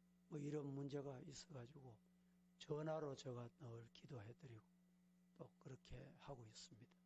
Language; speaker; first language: Korean; native; Korean